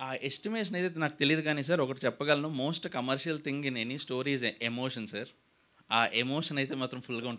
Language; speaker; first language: Telugu; native; Telugu